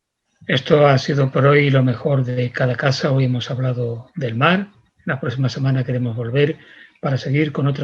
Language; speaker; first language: Spanish; native; Spanish